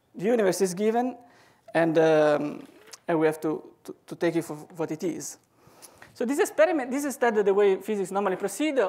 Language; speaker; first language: English; non-native, fluent; Italian